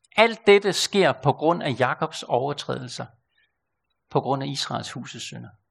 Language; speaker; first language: Danish; native; Danish